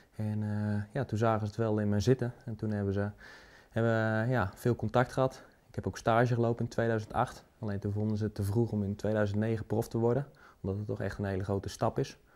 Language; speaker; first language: Dutch; native; Dutch